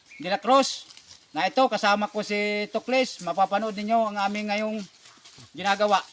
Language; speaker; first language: Filipino; non-native, local second language; Bikol